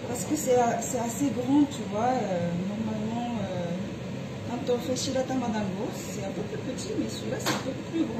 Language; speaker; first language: French; non-native, fluent; Japanese